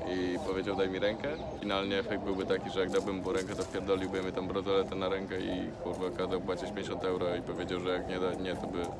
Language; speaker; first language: Polish; native; Polish